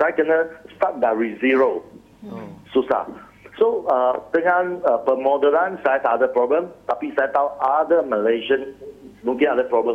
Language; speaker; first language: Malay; non-native, local second language; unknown